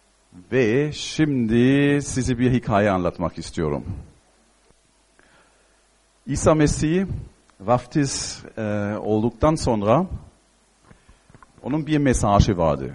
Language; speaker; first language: Turkish; non-native, fluent; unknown